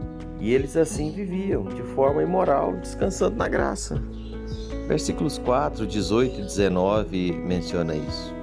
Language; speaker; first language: Portuguese; native; Portuguese